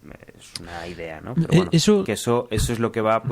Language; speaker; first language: Spanish; native; Spanish